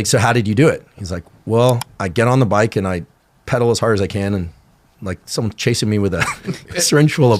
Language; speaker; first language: English; native; English